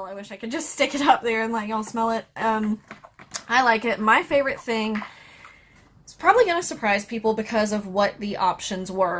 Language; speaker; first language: English; native; English